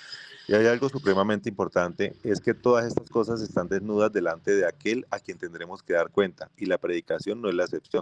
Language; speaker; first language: Spanish; native; Spanish